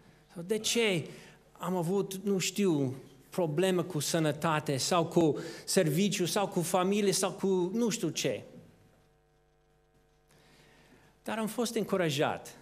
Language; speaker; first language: Romanian; non-native, fluent; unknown